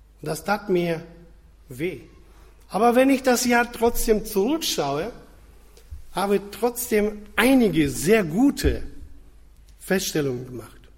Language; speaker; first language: German; non-native, fluent; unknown